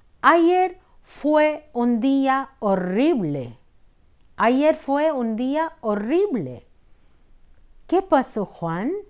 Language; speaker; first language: Spanish; non-native, fluent; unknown